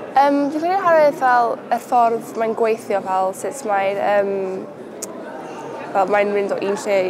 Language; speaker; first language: Welsh; non-native, local second language; English